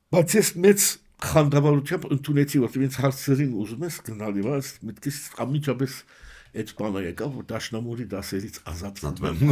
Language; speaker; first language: Armenian; early bilingual, heritage; Armenian